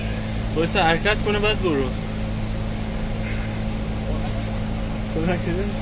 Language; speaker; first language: Persian; native; Persian